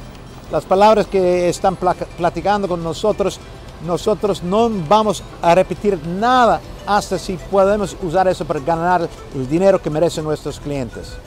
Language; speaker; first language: Spanish; non-native, fluent; English